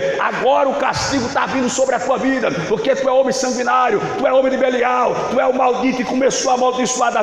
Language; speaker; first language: Portuguese; native; Portuguese